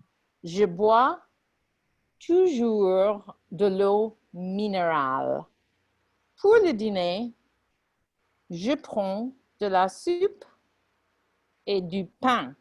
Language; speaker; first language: French; non-native, fluent; English